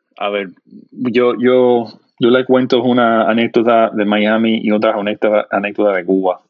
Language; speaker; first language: Spanish; non-native, fluent; English